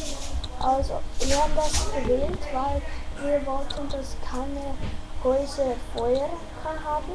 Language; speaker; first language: German; non-native, learner; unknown